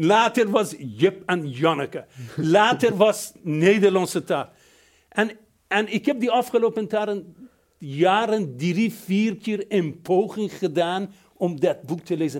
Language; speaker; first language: Dutch; non-native, fluent; Persian